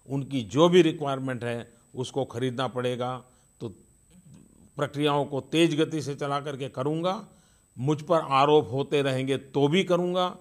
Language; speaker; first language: Hindi; non-native, local second language; Gujarati